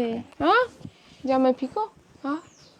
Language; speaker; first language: Spanish; non-native, fluent; Polish